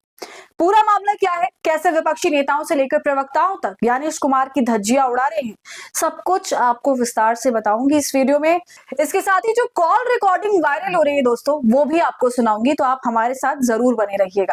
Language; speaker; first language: Hindi; native; Hindi